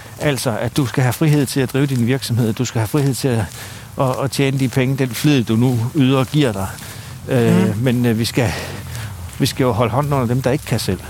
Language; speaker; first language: Danish; native; Danish